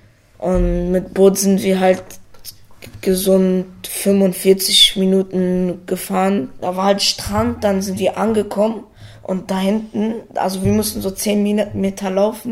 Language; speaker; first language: German; early bilingual, other home language; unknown